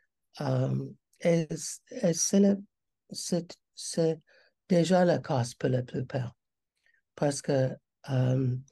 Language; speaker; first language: French; non-native, learner; English